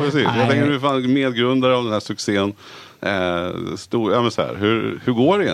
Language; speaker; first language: Swedish; native; Swedish